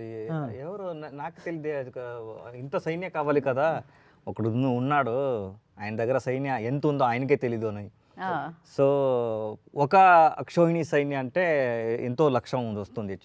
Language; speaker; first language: Telugu; non-native, learner; Kannada